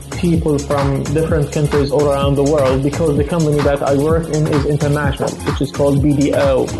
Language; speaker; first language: English; non-native, fluent; Arabic